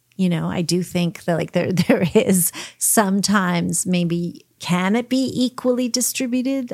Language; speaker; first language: English; early bilingual, heritage; English